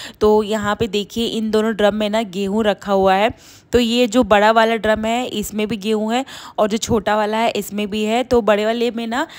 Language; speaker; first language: Hindi; native; Hindi